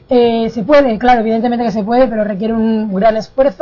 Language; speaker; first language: Spanish; native; Spanish